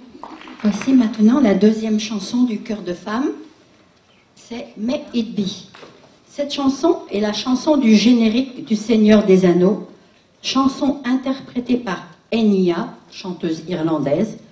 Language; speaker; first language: French; native; French